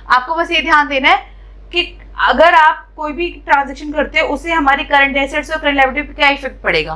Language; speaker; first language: Hindi; native; Hindi